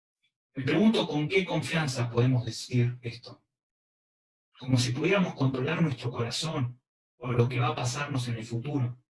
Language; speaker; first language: Spanish; early bilingual, other home language; Korean